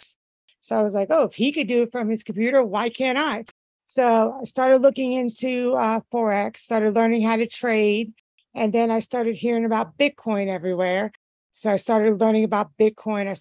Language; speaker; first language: English; native; English